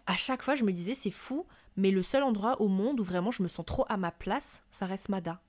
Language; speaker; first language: French; non-native, local second language; Malagasy